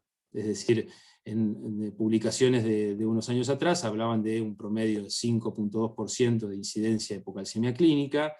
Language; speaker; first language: Spanish; native; Spanish